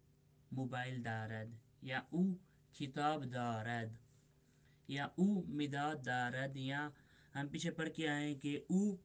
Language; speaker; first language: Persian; non-native, fluent; Urdu